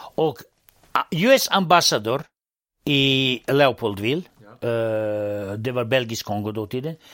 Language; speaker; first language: Swedish; non-native, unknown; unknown